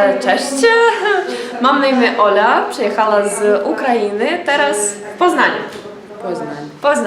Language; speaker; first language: Polish; non-native, learner; Ukrainian